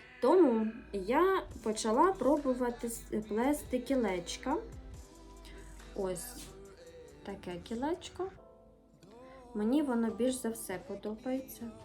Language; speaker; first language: Ukrainian; native; Ukrainian